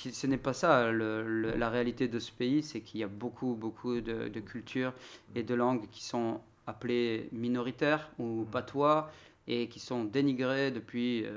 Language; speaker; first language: French; native; French